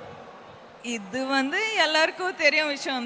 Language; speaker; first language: Tamil; non-native, fluent; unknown